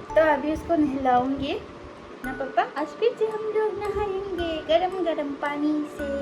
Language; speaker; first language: Hindi; non-native, local second language; Kok Borok